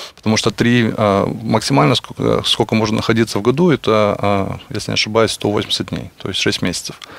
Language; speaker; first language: Russian; native; Russian